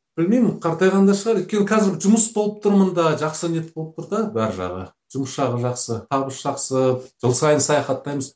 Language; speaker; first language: Kazakh; native; Kazakh